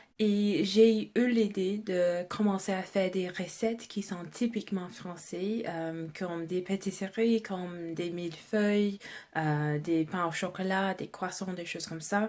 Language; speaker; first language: French; non-native, fluent; English